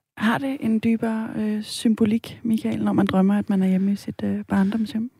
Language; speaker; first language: Danish; native; Danish